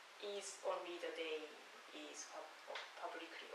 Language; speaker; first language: English; non-native, learner; Japanese